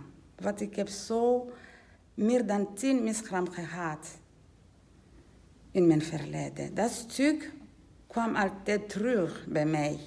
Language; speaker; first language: Dutch; non-native, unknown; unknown